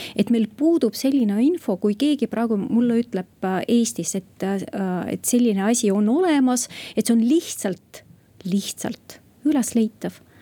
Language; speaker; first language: Estonian; non-native, local second language; Russian